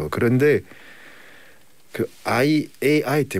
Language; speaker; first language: Korean; non-native, learner; French